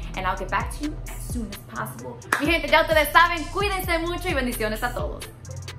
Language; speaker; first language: English; early bilingual, other home language; Spanish